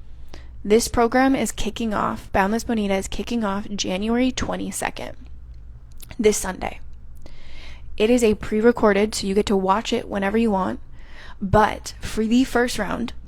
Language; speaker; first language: English; native; English